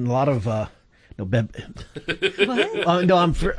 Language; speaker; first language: English; native; English